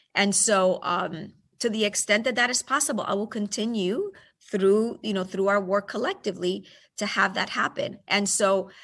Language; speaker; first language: English; early bilingual, other home language; Spanish